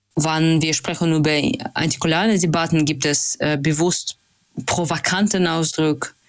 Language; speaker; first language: German; non-native, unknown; Russian